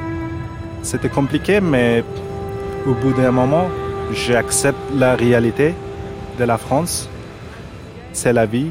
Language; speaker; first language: French; non-native, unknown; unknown